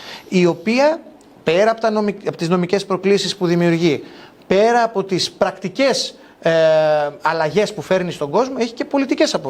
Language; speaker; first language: Greek; native; Greek